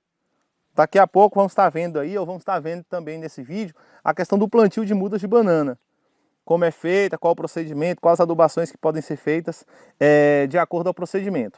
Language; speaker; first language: Portuguese; native; Portuguese